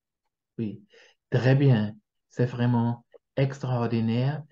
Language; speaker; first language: French; non-native, fluent; German